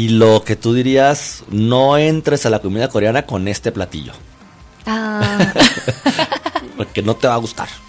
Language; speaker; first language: Spanish; native; Spanish